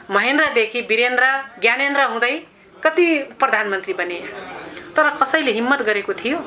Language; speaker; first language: Nepali; non-native, local second language; Dangaura Tharu